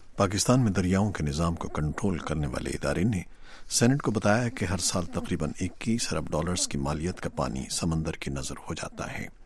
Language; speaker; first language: Urdu; native; Urdu